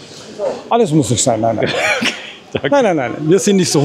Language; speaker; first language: German; native; German